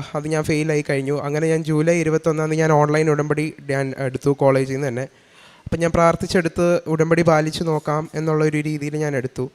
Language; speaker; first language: Malayalam; early bilingual, heritage; Malayalam